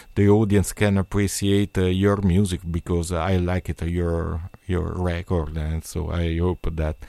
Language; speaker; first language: English; non-native, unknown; Italian